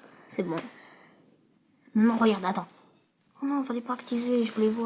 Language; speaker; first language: French; native; French